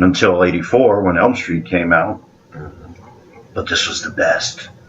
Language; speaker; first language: English; native; English